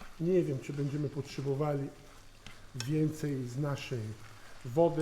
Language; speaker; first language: Polish; non-native, learner; Italian